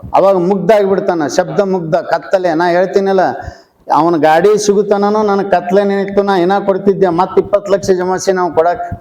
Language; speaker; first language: Kannada; native; Kannada